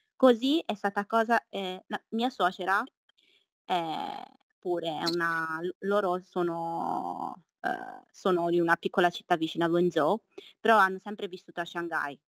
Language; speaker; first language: Italian; early bilingual, other home language; Chinese